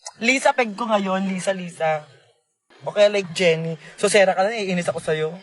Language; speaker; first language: Filipino; native; Filipino